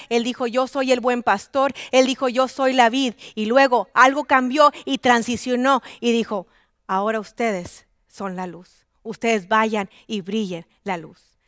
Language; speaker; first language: Spanish; native; Spanish